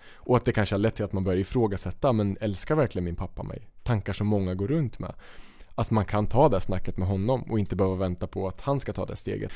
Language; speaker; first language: Swedish; native; Swedish